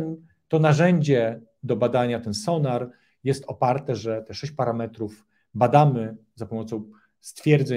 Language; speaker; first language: Polish; native; Polish